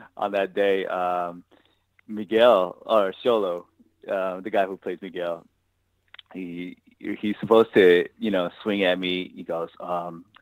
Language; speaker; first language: English; native; English